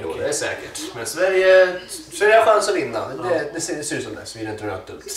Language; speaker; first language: Swedish; native; Swedish